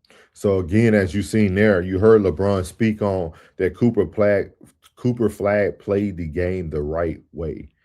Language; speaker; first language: English; native; English